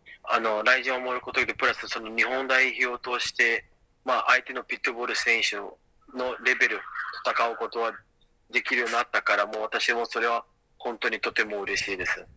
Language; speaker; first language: Japanese; non-native, learner; Portuguese